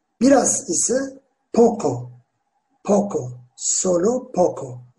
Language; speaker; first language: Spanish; non-native, fluent; Turkish